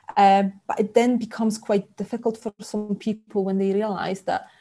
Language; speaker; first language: English; non-native, fluent; Polish